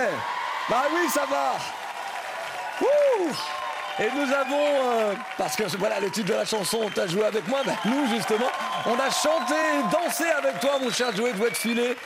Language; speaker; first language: French; native; French